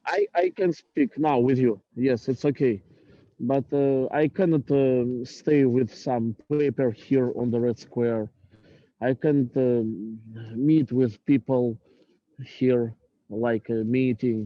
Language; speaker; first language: English; non-native, learner; Russian